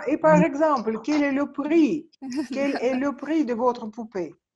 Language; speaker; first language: French; non-native, learner; Russian